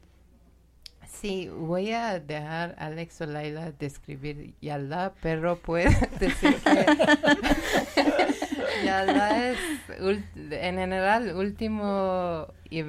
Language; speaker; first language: Spanish; non-native, learner; Persian